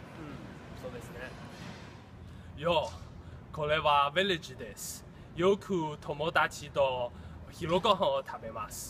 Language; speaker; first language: Japanese; non-native, learner; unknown